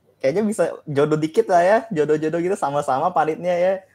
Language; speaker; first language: Indonesian; native; Indonesian